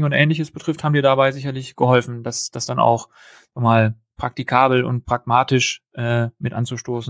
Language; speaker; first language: German; native; German